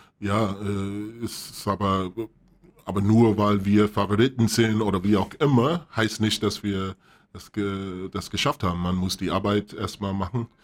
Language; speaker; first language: German; non-native, fluent; English